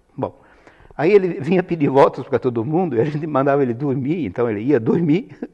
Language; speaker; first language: Portuguese; non-native, fluent; Italian